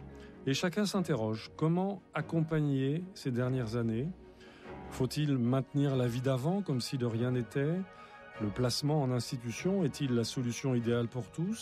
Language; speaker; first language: French; native; French